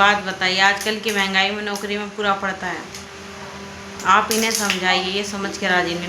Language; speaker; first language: Hindi; native; Hindi